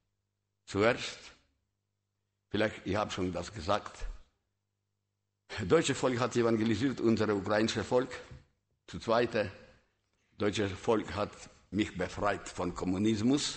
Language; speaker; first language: German; non-native, learner; Russian